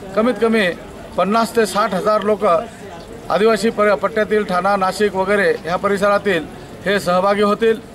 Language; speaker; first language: Marathi; non-native, local second language; Kukna